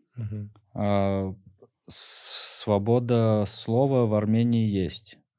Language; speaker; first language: Russian; native; Russian